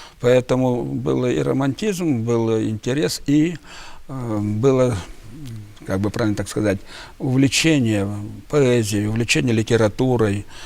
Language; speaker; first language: Russian; native; Russian